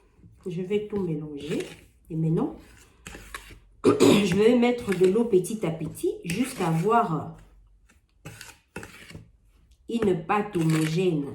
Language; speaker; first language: French; non-native, local second language; Lingala